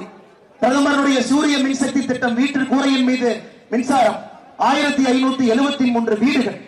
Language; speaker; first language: Tamil; native; Tamil